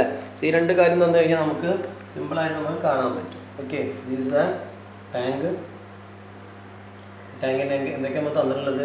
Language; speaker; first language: Malayalam; native; Malayalam